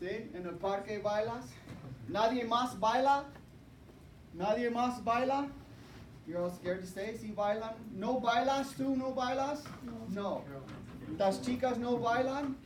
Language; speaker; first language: Spanish; non-native, fluent; English